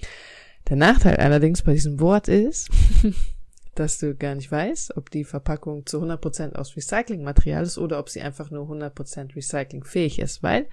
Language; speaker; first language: German; native; German